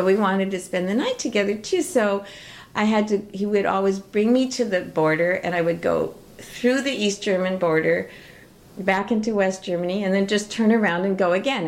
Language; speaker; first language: English; native; English